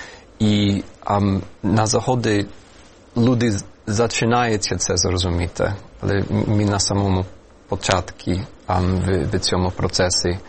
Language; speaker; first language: Ukrainian; non-native, fluent; English